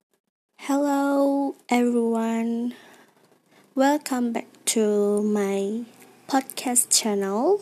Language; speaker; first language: English; non-native, learner; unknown